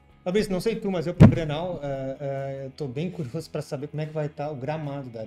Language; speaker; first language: Portuguese; native; Portuguese